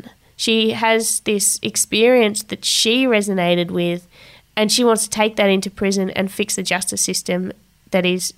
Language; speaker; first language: English; native; English